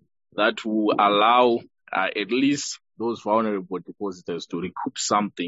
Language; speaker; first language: English; non-native, local second language; Shona